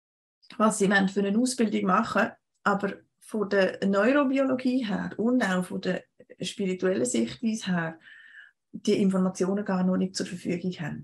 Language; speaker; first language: German; native; German